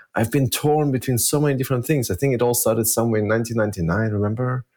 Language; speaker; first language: English; early bilingual, other home language; Russian